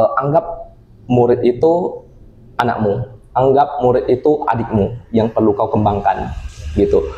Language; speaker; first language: Indonesian; non-native, local second language; Min Nan Chinese